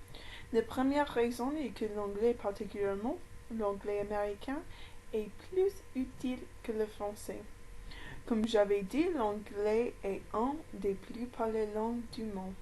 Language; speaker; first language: French; non-native, learner; English